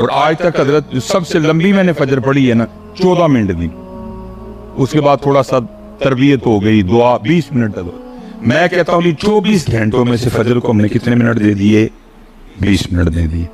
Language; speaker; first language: Hindi; non-native, local second language; Punjabi